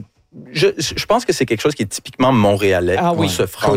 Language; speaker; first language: French; early bilingual, other home language; English